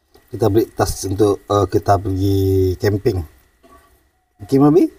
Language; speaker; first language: Indonesian; native; Indonesian